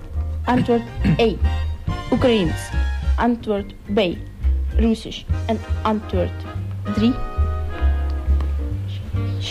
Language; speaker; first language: Dutch; early bilingual, other home language; Ukrainian